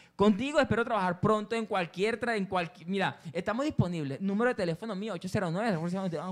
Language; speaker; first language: Spanish; native; Spanish